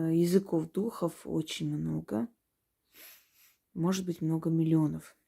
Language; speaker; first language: Russian; native; Russian